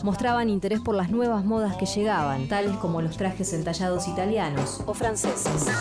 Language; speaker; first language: Spanish; native; Spanish